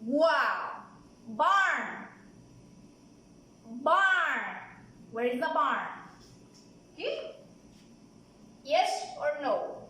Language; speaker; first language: English; non-native, fluent; Spanish